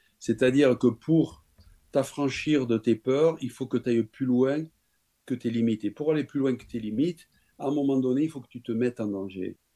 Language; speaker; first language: French; native; French